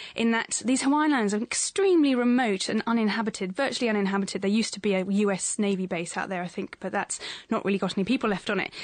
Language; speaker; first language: English; native; English